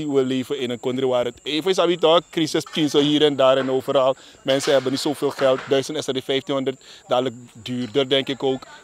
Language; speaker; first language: Dutch; native; Dutch